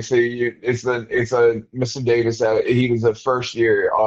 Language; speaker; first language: English; native; English